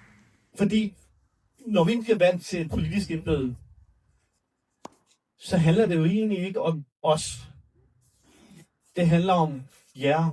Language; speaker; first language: Danish; early bilingual, other home language; Urdu